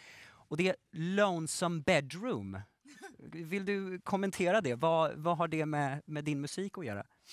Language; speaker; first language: Swedish; native; Swedish